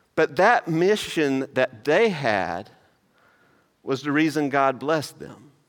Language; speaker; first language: English; native; English